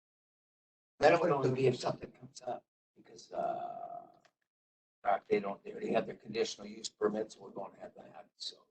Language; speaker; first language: English; native; English